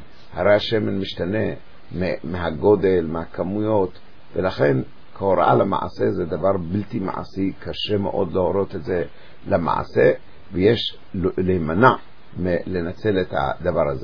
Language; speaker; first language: Hebrew; native; Hebrew